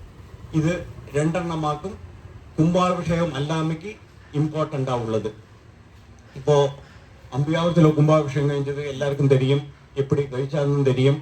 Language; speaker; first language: Malayalam; non-native, local second language; Tamil